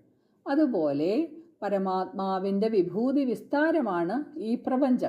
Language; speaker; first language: Malayalam; native; Malayalam